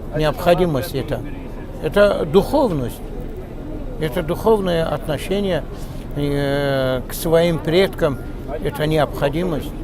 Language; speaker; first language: Russian; non-native, local second language; Tatar